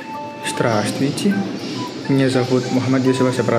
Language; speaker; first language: Russian; non-native, learner; Indonesian